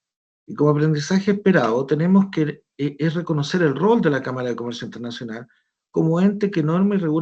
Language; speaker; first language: Spanish; native; Spanish